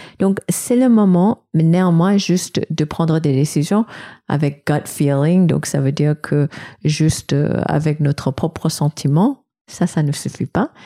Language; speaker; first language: French; non-native, fluent; English